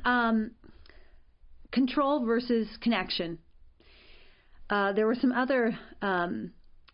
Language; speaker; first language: English; native; English